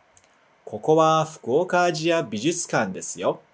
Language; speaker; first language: Japanese; non-native, fluent; Portuguese